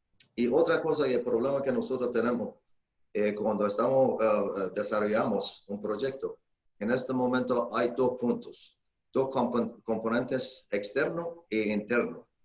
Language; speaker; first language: Spanish; non-native, fluent; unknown